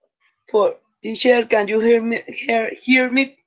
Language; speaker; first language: English; non-native, learner; Spanish